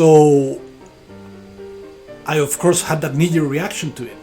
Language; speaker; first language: English; non-native, fluent; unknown